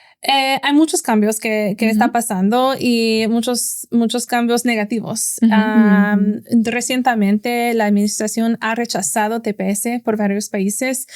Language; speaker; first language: Spanish; non-native, fluent; English